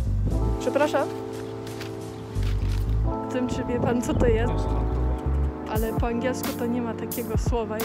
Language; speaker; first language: Polish; early bilingual, heritage; English